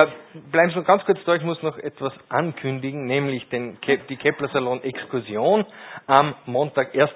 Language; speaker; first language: German; native; German